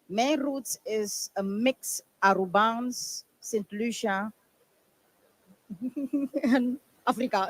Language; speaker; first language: Dutch; non-native, local second language; Papiamento